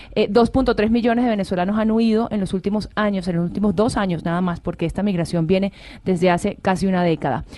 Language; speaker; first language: Spanish; native; Spanish